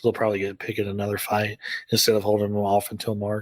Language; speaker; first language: English; native; English